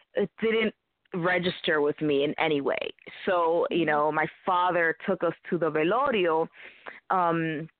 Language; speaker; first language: English; early bilingual, other home language; Spanish